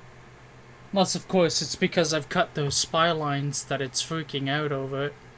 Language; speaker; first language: English; native; English